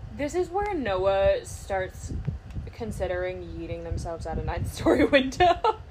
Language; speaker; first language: English; native; English